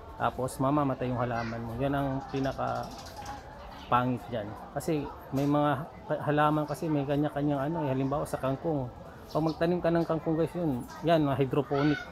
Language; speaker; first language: Filipino; non-native, local second language; Cebuano